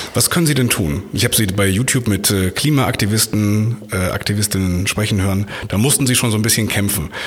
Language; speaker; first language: German; native; German